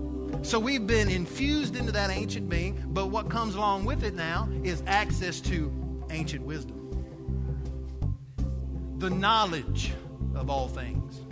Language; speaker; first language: English; native; English